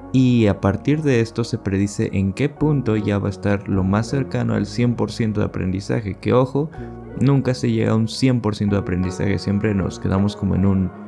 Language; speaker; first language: Spanish; native; Spanish